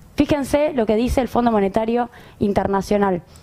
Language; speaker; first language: Spanish; native; Spanish